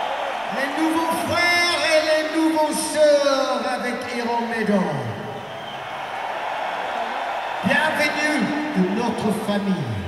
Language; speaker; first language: French; non-native, learner; English